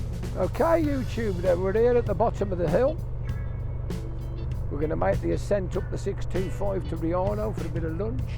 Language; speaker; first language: English; native; English